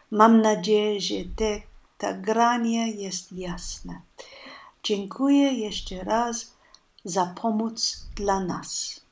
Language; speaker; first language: Polish; non-native, learner; English